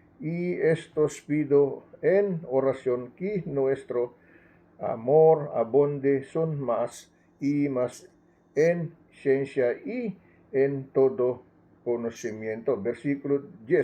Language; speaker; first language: Spanish; non-native, learner; Filipino